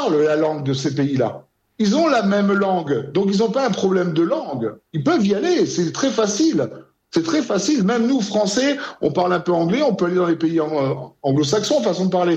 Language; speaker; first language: French; native; French